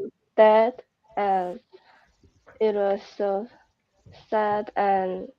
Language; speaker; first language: English; non-native, learner; Korean